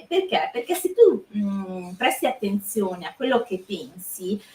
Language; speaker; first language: Italian; native; Italian